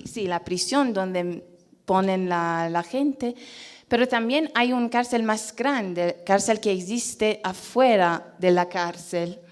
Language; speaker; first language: Spanish; non-native, fluent; Persian